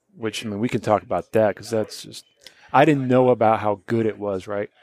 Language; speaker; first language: English; early bilingual, other home language; Polish